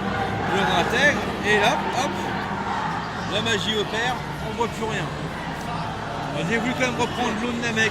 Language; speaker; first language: French; native; French